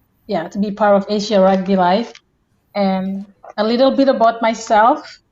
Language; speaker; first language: English; non-native, fluent; Indonesian